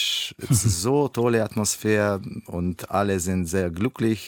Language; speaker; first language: German; non-native, learner; Russian